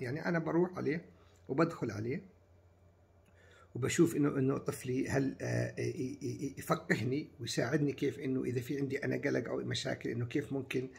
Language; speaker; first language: Arabic; native; Arabic